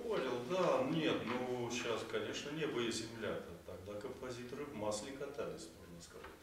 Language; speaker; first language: Russian; native; Russian